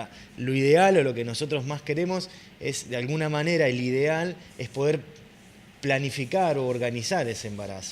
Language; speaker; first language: Spanish; native; Spanish